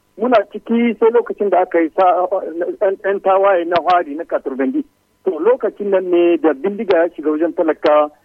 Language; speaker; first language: Hausa; non-native, local second language; Fula